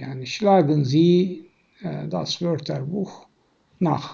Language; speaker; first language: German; non-native, fluent; Turkish